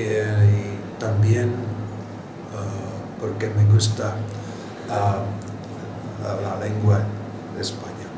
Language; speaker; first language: Spanish; non-native, learner; Czech